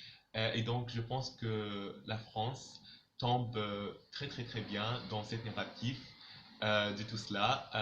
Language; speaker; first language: French; non-native, local second language; Arabic